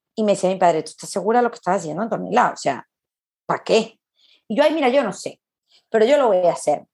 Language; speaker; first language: Spanish; native; Spanish